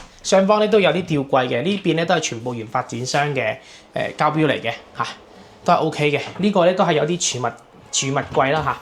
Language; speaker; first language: Cantonese; native; Cantonese